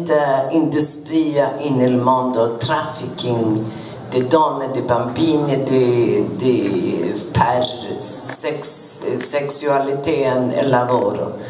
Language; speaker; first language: Italian; non-native, learner; Swedish